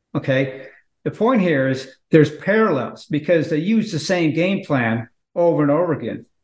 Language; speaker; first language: English; native; English